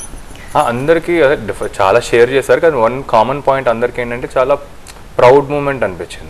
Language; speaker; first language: Telugu; native; Telugu